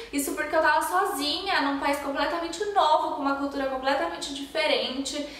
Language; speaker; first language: Portuguese; native; Portuguese